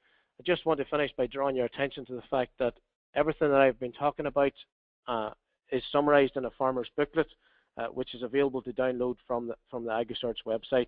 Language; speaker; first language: English; native; English